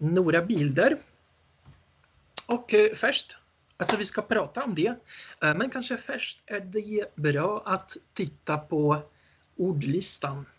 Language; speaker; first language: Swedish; non-native, learner; Polish